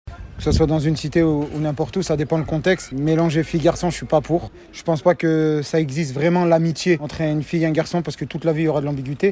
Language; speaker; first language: French; native; French